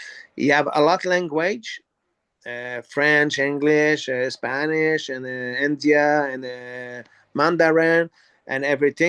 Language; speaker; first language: English; non-native, learner; French